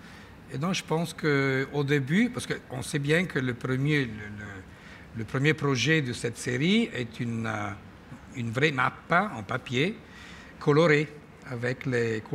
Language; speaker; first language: French; non-native, fluent; Italian